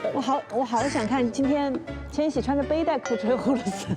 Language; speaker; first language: Chinese; native; Chinese